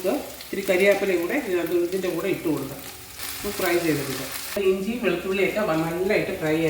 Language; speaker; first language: Malayalam; native; Malayalam